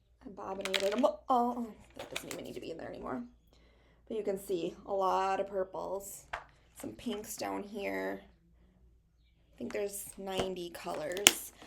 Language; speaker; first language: English; native; English